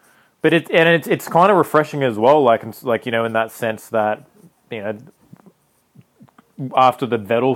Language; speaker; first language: English; native; English